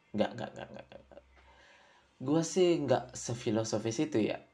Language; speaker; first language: Indonesian; native; Indonesian